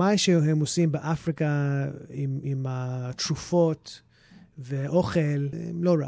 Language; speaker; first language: Hebrew; early bilingual, heritage; English